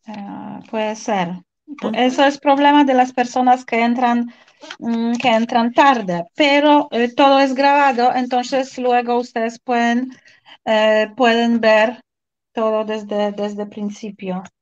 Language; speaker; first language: Spanish; non-native, fluent; Polish